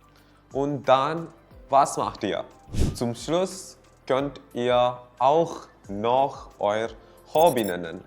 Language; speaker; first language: German; non-native, fluent; Malayalam